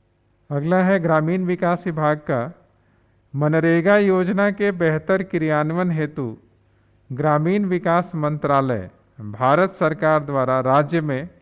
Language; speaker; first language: Hindi; native; Hindi